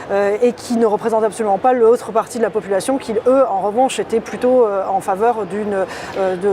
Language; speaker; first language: French; native; French